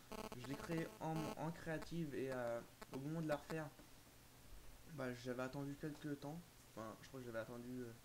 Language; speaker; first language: French; native; French